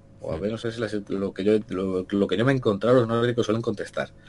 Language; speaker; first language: Spanish; native; Spanish